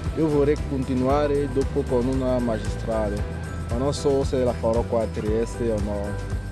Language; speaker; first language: Italian; non-native, fluent; French